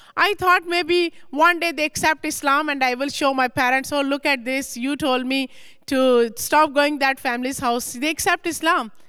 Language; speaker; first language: English; non-native, local second language; Punjabi